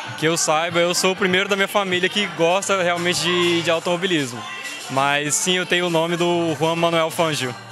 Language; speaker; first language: Portuguese; early bilingual, other home language; Spanish